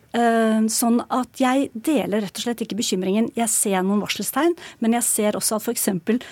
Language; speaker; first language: Norwegian; native; Norwegian